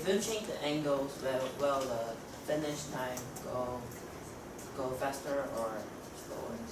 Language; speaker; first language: English; non-native, learner; Chinese